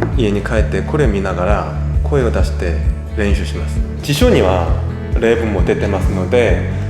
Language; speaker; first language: Japanese; non-native, fluent; Korean